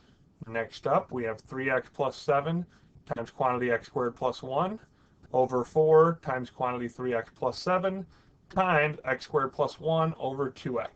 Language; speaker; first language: English; native; English